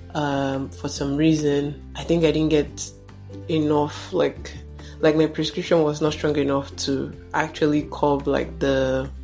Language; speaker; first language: English; non-native, local second language; Yoruba